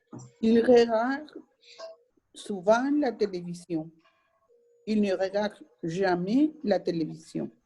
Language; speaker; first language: French; non-native, learner; Spanish